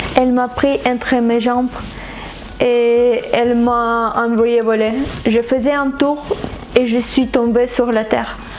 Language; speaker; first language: French; non-native, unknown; Ukrainian